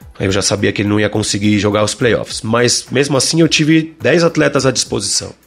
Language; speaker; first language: Portuguese; non-native, fluent; Spanish